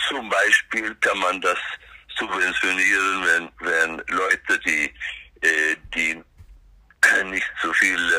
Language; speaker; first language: German; non-native, fluent; Swedish